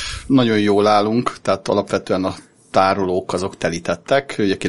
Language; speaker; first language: Hungarian; native; Hungarian